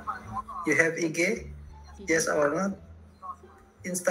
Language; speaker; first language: English; non-native, learner; Indonesian